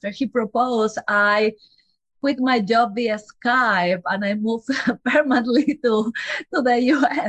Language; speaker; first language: English; non-native, fluent; Spanish